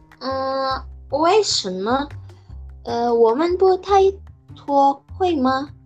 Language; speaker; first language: Chinese; non-native, learner; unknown